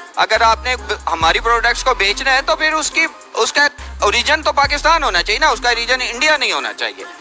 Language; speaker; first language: Urdu; non-native, local second language; Punjabi